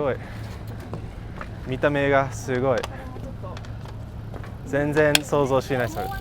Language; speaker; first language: Japanese; non-native, fluent; English